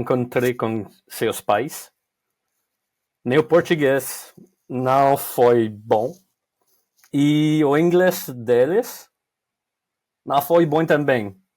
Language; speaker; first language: Portuguese; non-native, learner; French